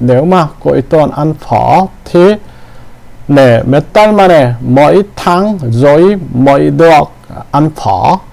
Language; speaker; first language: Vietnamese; non-native, learner; Korean